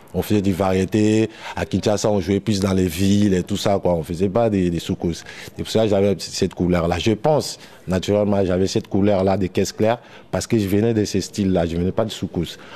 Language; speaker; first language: French; non-native, local second language; Lingala